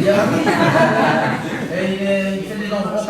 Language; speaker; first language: French; native; French